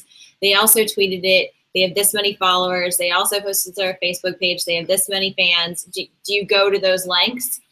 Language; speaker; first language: English; native; English